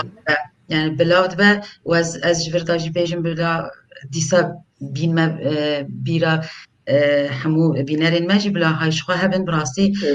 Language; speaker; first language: Kurdish; native; Kurdish